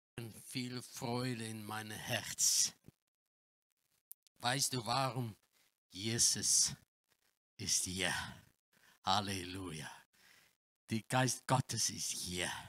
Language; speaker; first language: German; non-native, learner; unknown